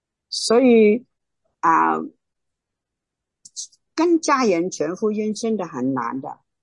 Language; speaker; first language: Chinese; non-native, local second language; Cantonese